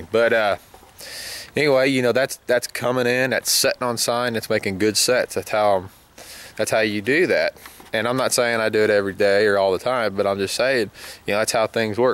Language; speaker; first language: English; native; English